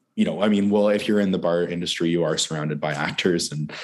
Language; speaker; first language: English; native; English